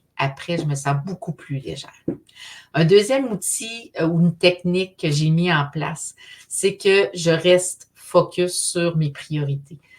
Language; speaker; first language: French; native; French